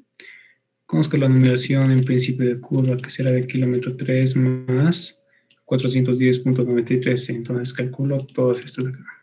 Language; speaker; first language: Spanish; native; Spanish